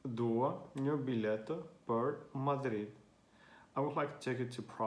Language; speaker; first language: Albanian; non-native, learner; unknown